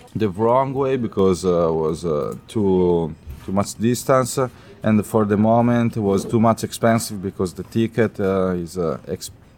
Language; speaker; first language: English; non-native, learner; Italian